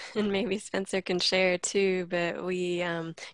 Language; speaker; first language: English; native; English